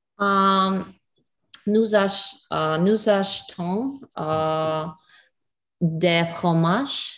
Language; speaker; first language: French; non-native, learner; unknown